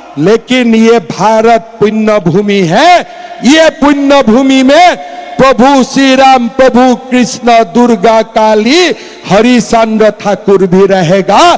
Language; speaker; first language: Hindi; non-native, local second language; Assamese